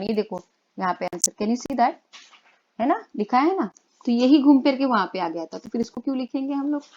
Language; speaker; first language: Hindi; non-native, local second language; Marathi